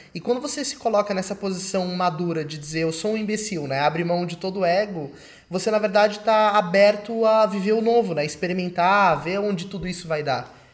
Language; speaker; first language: Portuguese; native; Portuguese